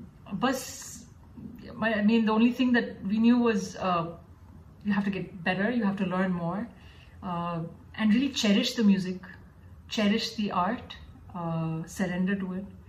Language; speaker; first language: English; early bilingual, other home language; Tamil